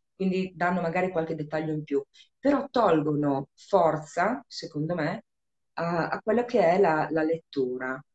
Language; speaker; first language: Italian; native; Italian